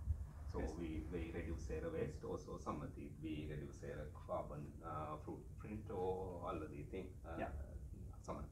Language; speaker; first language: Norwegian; non-native, learner; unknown